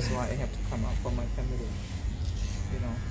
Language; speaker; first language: English; non-native, learner; Thai